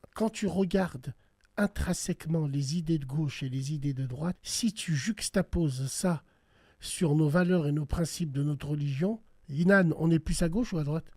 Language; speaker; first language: French; early bilingual, other home language; Arabic